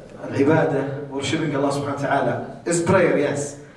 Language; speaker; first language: English; non-native, fluent; Arabic